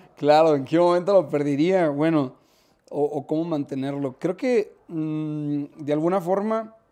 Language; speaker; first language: Spanish; native; Spanish